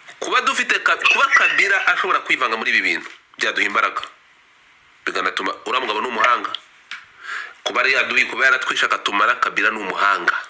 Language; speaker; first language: Kinyarwanda; native; Kinyarwanda